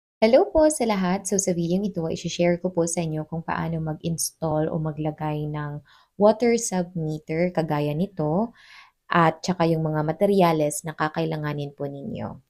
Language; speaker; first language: Filipino; non-native, local second language; Cebuano